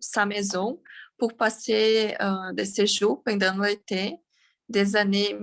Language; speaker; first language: French; non-native, learner; Portuguese